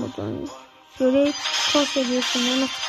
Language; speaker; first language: Turkish; non-native, learner; Azerbaijani